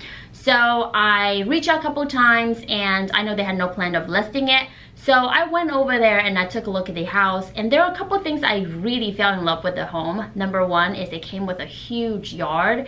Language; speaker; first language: English; non-native, fluent; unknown